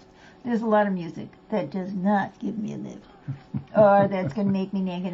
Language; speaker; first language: English; native; English